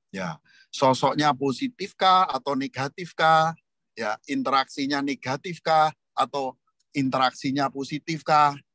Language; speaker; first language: Indonesian; native; Indonesian